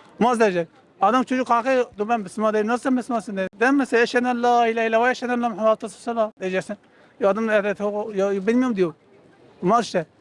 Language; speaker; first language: Turkish; non-native, local second language; Kurdish